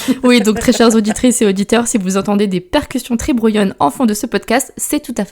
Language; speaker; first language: French; native; French